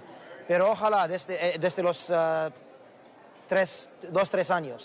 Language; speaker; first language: Spanish; non-native, learner; Arabic